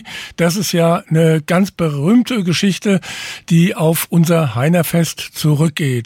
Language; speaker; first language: German; native; German